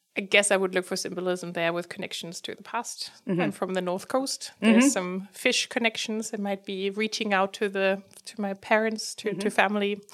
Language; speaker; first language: English; non-native, fluent; German